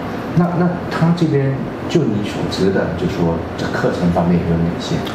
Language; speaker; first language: Chinese; native; Chinese